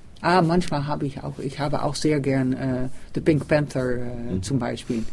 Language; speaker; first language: German; non-native, learner; Dutch